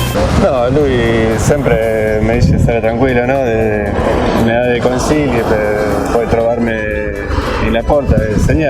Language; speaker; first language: Italian; non-native, learner; Spanish